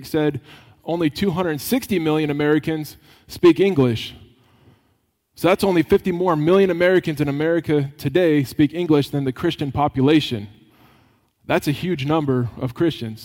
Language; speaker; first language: English; native; English